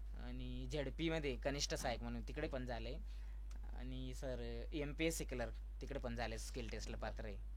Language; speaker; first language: Marathi; non-native, local second language; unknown